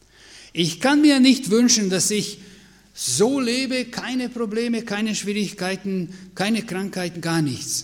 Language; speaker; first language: German; non-native, fluent; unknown